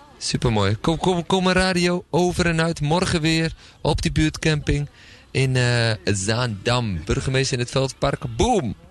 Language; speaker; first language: Dutch; native; Dutch